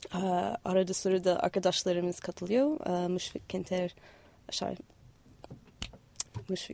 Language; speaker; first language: Turkish; non-native, fluent; English